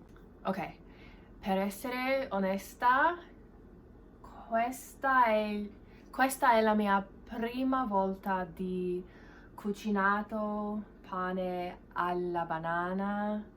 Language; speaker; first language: Italian; non-native, learner; English